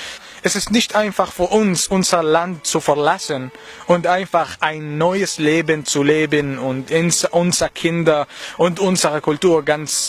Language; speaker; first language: German; non-native, learner; Arabic